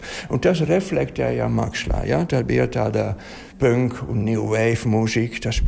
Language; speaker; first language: Latvian; non-native, learner; Dutch